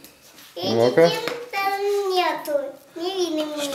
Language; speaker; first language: Russian; native; Russian